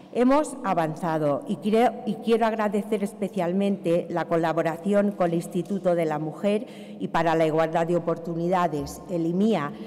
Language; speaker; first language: Spanish; native; Spanish